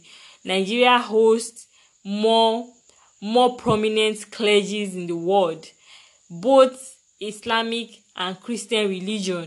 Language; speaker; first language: English; non-native, local second language; Yoruba